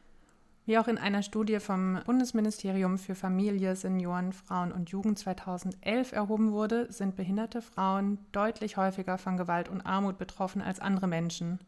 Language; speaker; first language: German; native; German